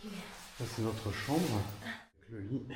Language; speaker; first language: French; native; French